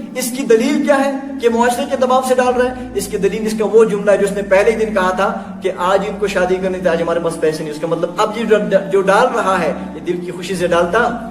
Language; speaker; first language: Urdu; non-native, local second language; Kashmiri